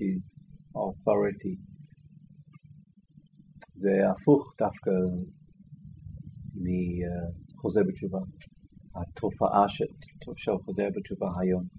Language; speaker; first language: Hebrew; non-native, fluent; English